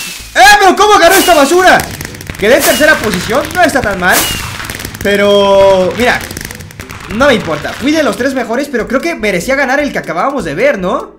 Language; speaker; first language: Spanish; native; Spanish